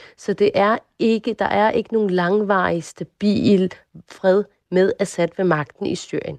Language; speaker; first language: Danish; early bilingual, other home language; Arabic